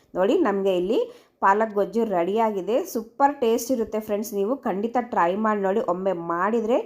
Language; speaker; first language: Kannada; native; Kannada